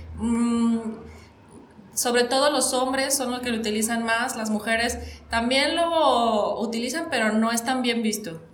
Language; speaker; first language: Spanish; native; Spanish